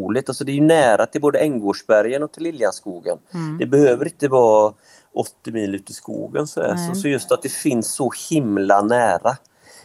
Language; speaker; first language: Swedish; native; Swedish